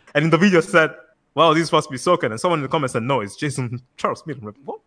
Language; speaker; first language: English; non-native, fluent; Italian